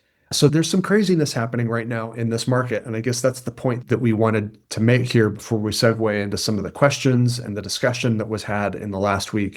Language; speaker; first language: English; native; English